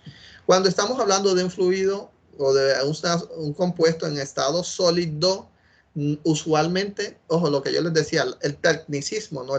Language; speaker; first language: Spanish; native; Spanish